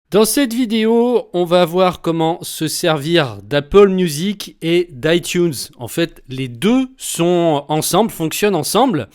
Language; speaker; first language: French; native; French